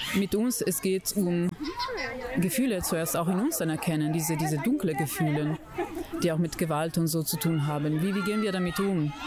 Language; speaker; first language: German; non-native, fluent; Italian